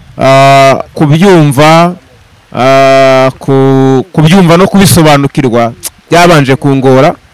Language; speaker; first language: Kinyarwanda; native; Kinyarwanda